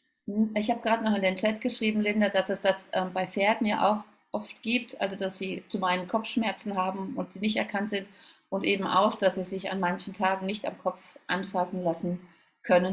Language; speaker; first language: German; native; German